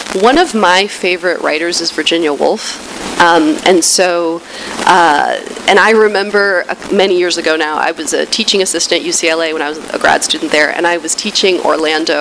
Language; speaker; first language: English; early bilingual, other home language; Spanish